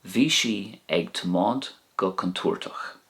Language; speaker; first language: Irish; non-native, local second language; English